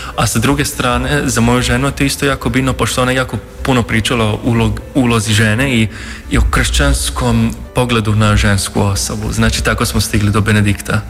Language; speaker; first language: Croatian; non-native, local second language; Hungarian